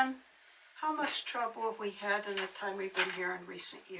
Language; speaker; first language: English; native; English